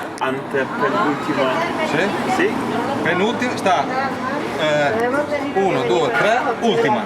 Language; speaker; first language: Italian; non-native, learner; Polish